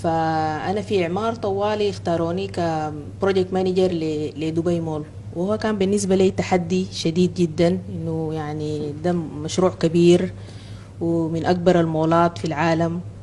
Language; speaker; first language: Arabic; native; Arabic